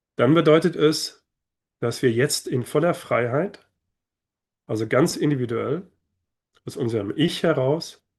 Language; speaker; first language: German; native; German